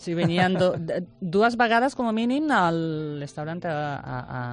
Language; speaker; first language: Catalan; non-native, learner; Japanese